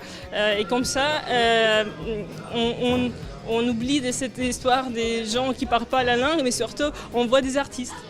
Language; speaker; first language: French; non-native, learner; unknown